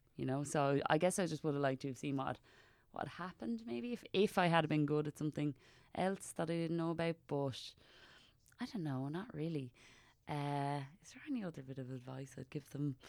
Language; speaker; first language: English; native; English